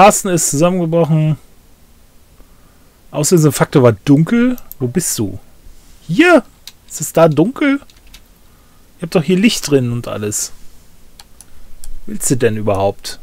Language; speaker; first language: German; native; German